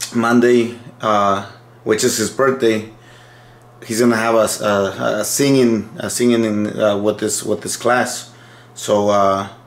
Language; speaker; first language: English; early bilingual, other home language; Spanish